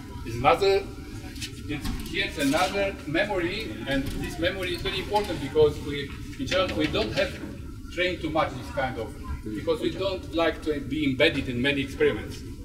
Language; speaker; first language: English; non-native, fluent; Romanian